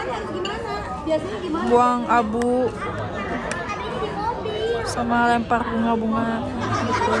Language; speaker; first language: Indonesian; native; Indonesian